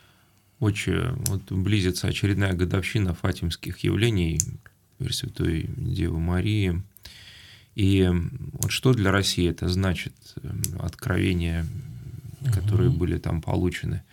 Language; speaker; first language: Russian; native; Russian